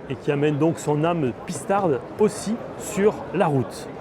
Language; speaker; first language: French; native; French